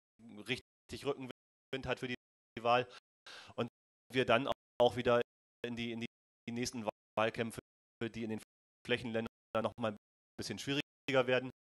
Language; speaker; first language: German; native; German